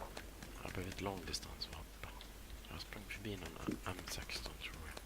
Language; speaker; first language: Swedish; native; Swedish